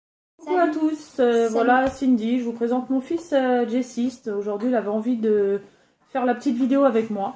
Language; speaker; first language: French; native; French